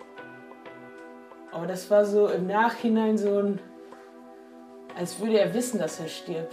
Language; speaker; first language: German; native; German